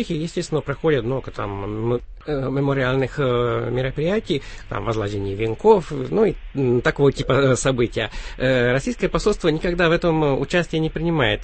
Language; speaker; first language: Russian; native; Russian